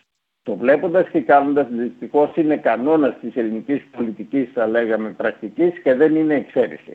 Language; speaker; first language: Greek; native; Greek